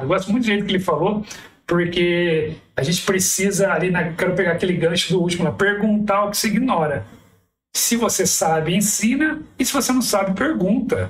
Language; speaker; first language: Portuguese; native; Portuguese